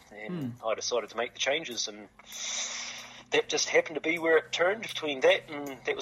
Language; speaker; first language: English; native; English